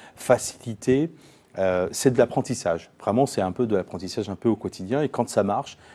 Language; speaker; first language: French; native; French